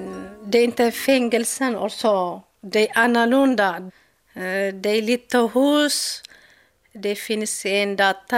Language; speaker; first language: Swedish; non-native, learner; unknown